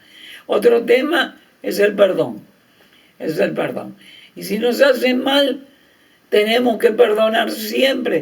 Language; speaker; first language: Spanish; native; Spanish